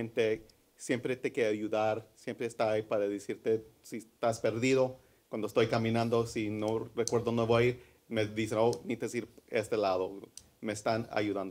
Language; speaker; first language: Spanish; early bilingual, heritage; English